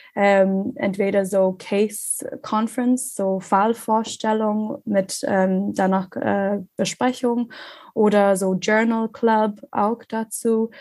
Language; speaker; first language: German; non-native, learner; English